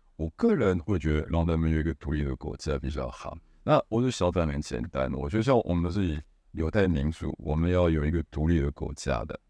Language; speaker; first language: Chinese; non-native, fluent; Hebrew